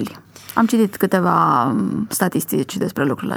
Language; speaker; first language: Romanian; native; Romanian